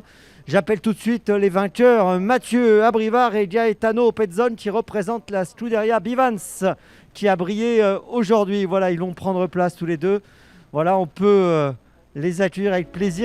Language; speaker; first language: French; native; French